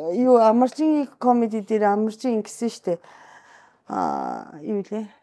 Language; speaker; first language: Mongolian; non-native, fluent; Japanese